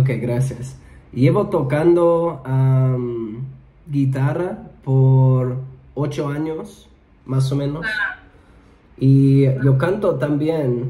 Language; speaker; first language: Spanish; non-native, learner; English